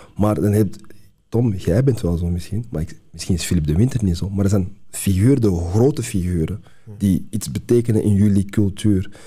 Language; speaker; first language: Dutch; early bilingual, other home language; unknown